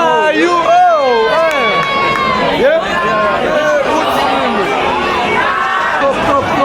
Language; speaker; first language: English; non-native, learner; Italian